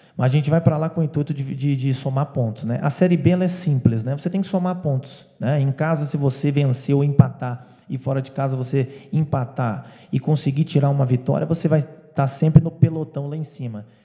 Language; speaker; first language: Portuguese; native; Portuguese